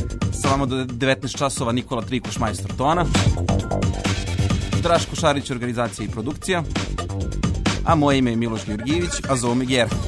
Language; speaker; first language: Serbian; native; Serbian